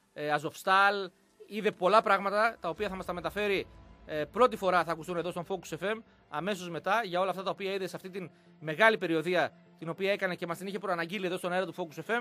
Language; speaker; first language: Greek; native; Greek